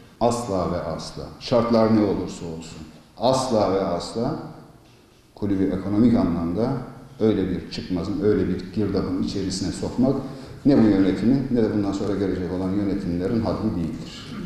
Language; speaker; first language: Turkish; native; Turkish